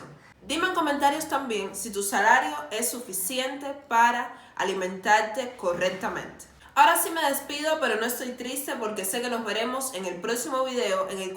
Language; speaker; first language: Spanish; native; Spanish